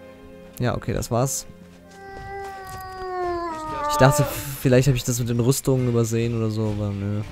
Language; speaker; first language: German; native; German